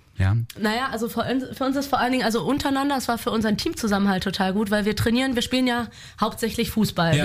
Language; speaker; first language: German; native; German